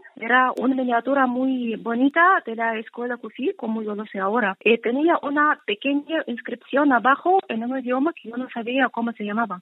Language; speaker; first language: Spanish; non-native, fluent; Russian